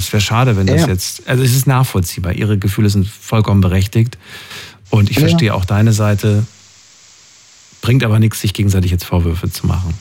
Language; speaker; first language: German; native; German